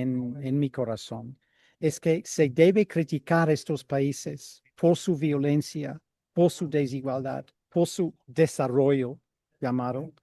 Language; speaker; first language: Spanish; non-native, fluent; English